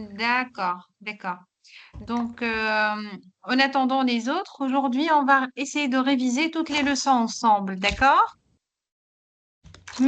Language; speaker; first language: French; non-native, local second language; Arabic